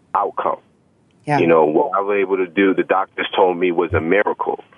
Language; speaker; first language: English; native; English